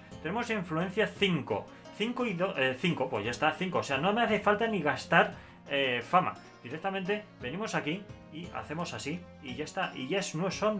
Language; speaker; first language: Spanish; native; Spanish